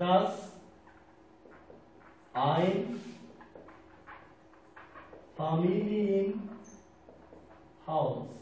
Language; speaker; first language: German; non-native, fluent; Turkish